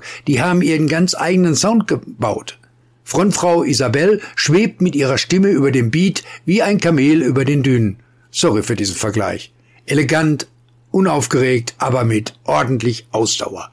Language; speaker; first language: German; native; German